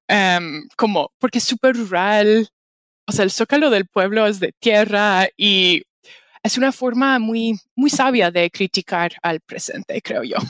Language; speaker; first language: Spanish; non-native, fluent; English